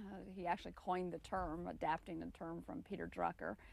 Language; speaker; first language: English; native; English